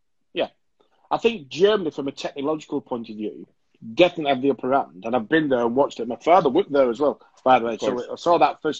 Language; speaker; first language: English; native; English